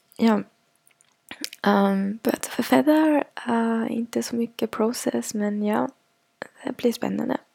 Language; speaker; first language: Swedish; non-native, fluent; German